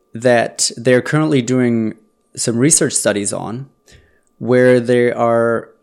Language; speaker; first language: English; non-native, fluent; German